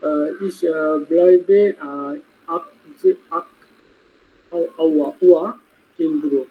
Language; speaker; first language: German; non-native, learner; Bangla